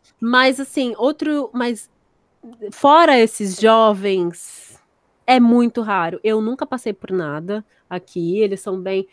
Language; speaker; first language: Portuguese; native; Portuguese